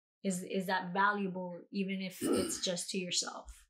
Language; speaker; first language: English; early bilingual, other home language; Spanish